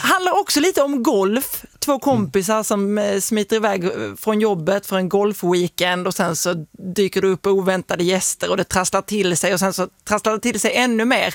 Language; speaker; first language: Swedish; native; Swedish